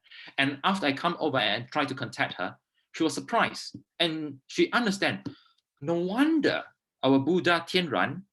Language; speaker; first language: English; non-native, fluent; Chinese